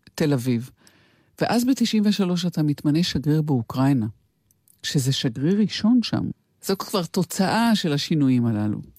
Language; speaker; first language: Hebrew; native; Hebrew